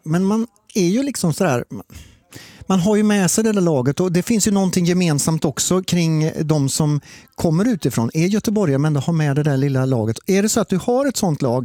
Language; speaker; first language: Swedish; native; Swedish